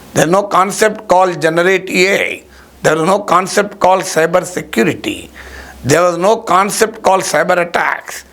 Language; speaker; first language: English; non-native, local second language; Telugu